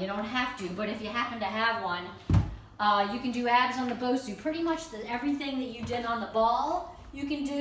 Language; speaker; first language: English; native; English